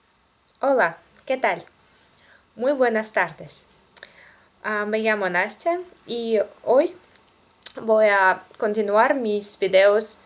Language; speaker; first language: Spanish; non-native, learner; Russian